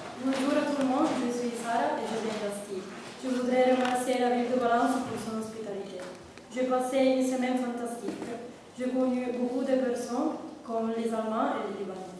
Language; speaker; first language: French; non-native, learner; Italian